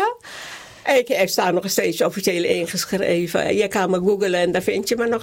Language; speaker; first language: Dutch; non-native, local second language; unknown